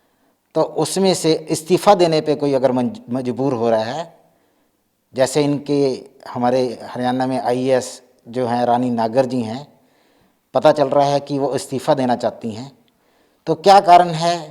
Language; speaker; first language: Hindi; native; Hindi